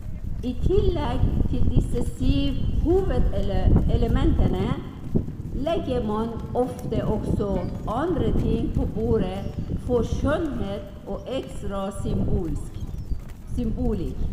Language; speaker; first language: Norwegian; non-native, fluent; Persian